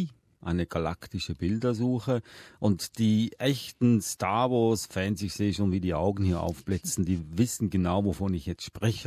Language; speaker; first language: German; native; German